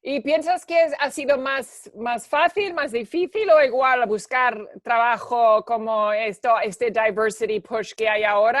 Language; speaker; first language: Spanish; early bilingual, heritage; Spanish